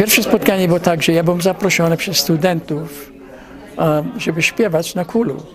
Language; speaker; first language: Polish; early bilingual, heritage; Polish